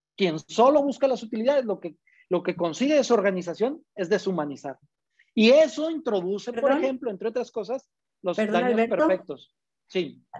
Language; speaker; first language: Spanish; native; Spanish